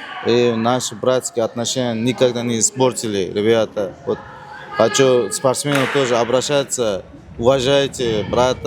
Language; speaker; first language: Russian; non-native, learner; Uzbek